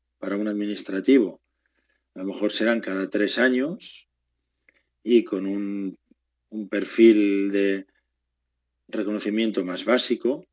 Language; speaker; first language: Spanish; native; Spanish